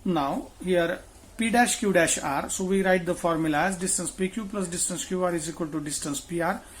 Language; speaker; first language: English; non-native, local second language; Marathi